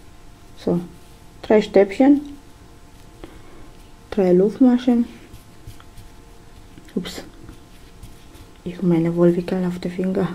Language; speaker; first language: German; non-native, fluent; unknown